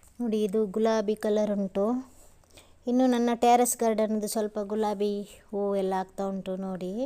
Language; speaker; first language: Kannada; non-native, local second language; Tulu